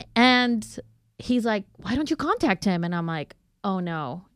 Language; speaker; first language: English; non-native, fluent; Spanish